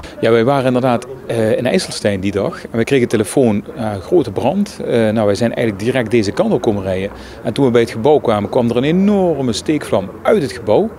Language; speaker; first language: Dutch; native; Dutch